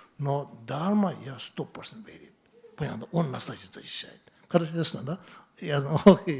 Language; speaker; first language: Russian; non-native, learner; Tibetan